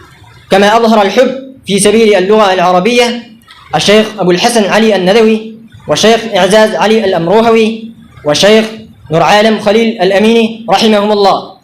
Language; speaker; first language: Arabic; non-native, fluent; Urdu